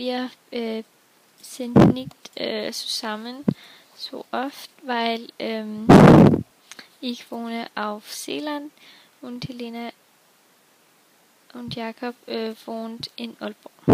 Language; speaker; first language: German; non-native, learner; Danish